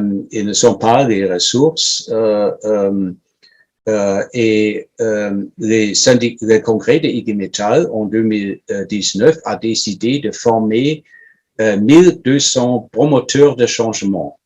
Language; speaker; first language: French; non-native, fluent; German